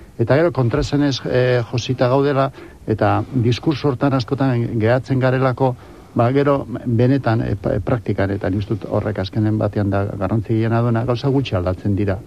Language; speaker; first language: Basque; non-native, local second language; Spanish